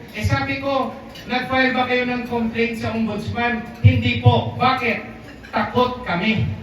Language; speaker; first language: Filipino; non-native, local second language; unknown